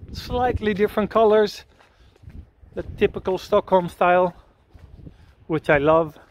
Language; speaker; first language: English; non-native, fluent; Dutch